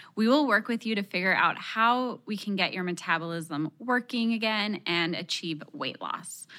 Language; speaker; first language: English; early bilingual, other home language; Spanish